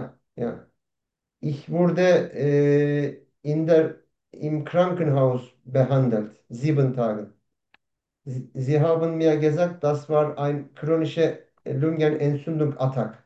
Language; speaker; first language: German; non-native, learner; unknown